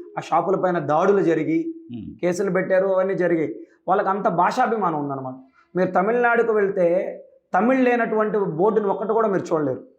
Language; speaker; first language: Telugu; native; Telugu